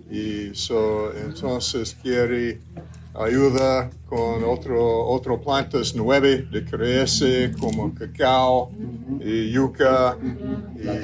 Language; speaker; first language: Spanish; non-native, learner; English